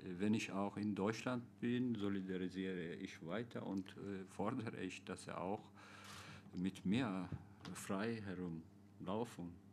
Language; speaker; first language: German; non-native, fluent; Turkish